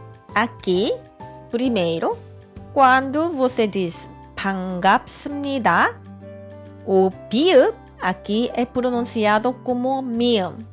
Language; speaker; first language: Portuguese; non-native, fluent; Korean